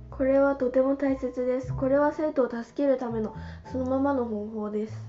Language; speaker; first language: Japanese; non-native, fluent; Chinese